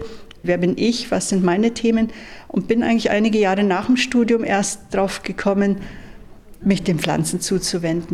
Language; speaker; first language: German; native; German